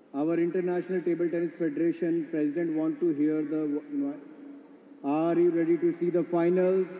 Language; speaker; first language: English; non-native, local second language; Hindi